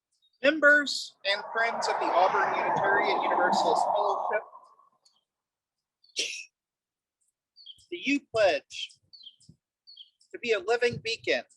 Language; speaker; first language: English; native; English